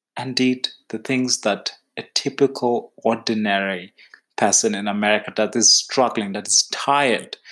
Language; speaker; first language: English; non-native, local second language; Xhosa